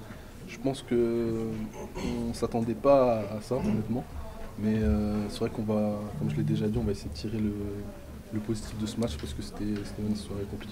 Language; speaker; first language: French; native; French